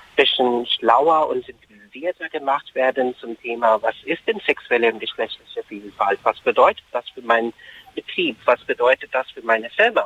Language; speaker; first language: German; non-native, fluent; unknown